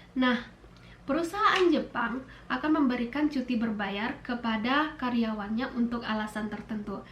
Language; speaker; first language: Indonesian; native; Indonesian